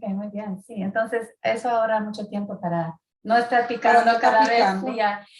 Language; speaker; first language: Spanish; early bilingual, heritage; Spanish